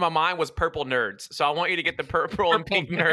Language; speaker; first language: English; native; English